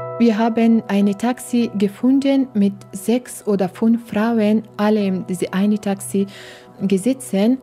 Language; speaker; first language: German; non-native, learner; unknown